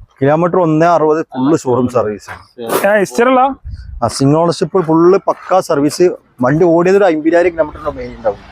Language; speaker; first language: Malayalam; native; Malayalam